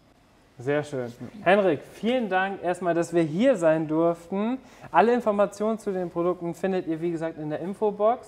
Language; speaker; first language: German; native; German